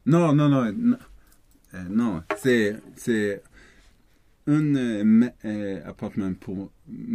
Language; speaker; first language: French; non-native, learner; Swedish